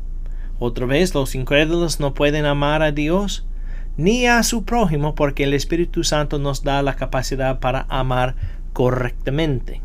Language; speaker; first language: Spanish; non-native, fluent; English